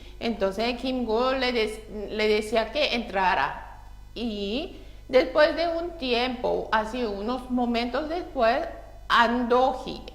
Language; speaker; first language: Spanish; non-native, fluent; Korean